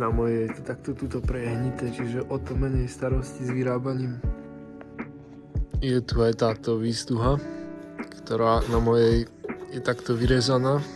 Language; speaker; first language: Slovak; native; Slovak